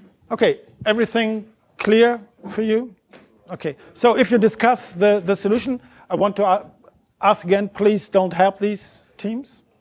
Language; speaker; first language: English; non-native, fluent; German